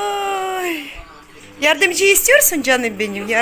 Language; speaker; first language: Turkish; non-native, learner; Russian